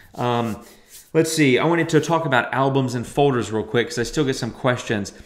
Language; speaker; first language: English; native; English